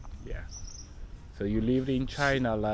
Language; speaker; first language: English; non-native, learner; Chinese